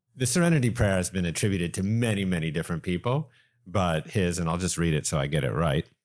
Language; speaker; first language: English; native; English